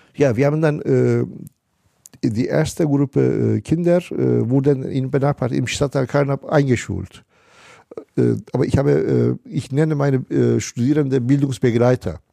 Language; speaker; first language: German; non-native, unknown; Turkish